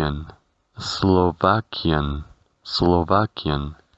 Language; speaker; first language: English; non-native, fluent; Spanish